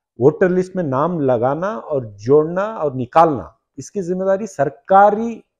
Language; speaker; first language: Hindi; non-native, local second language; Urdu